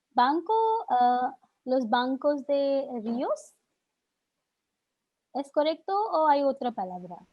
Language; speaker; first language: Spanish; non-native, learner; Hindi